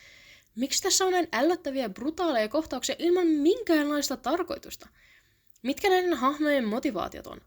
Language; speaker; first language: Finnish; native; Finnish